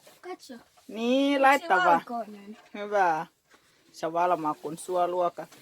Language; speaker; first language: Finnish; non-native, learner; Thai